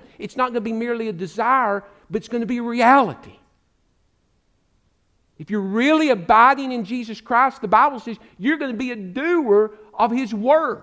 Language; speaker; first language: English; native; English